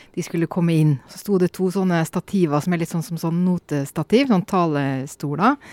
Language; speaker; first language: Norwegian; native; Norwegian